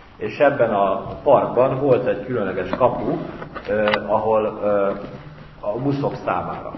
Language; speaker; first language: Hungarian; native; Hungarian